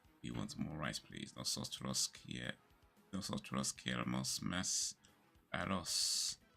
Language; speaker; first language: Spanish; non-native, learner; English